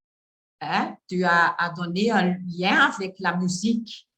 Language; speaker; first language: French; non-native, learner; Dutch